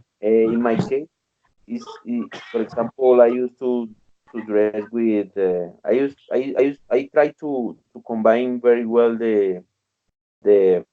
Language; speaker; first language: English; non-native, learner; Spanish